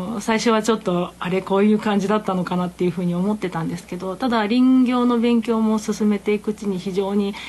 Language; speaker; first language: Japanese; native; Japanese